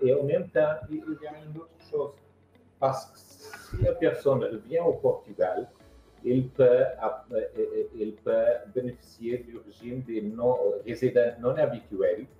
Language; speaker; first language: French; non-native, fluent; Portuguese